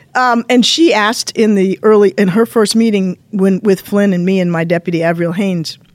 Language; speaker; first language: English; native; English